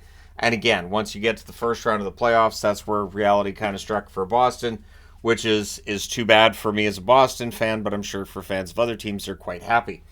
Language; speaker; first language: English; native; English